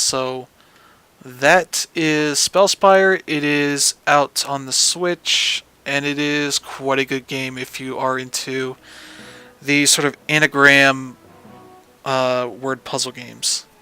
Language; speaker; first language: English; native; English